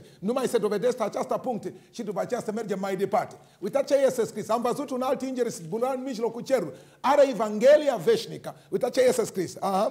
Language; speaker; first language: Romanian; non-native, learner; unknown